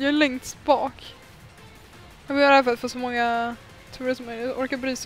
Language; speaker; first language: Swedish; native; Swedish